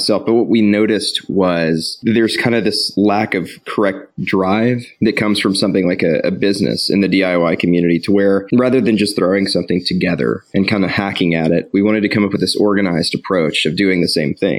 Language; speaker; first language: English; native; English